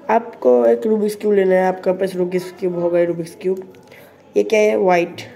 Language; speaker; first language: Hindi; non-native, local second language; Bangla